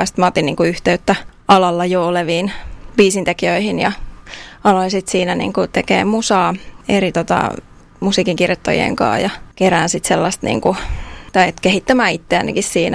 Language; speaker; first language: Finnish; native; Finnish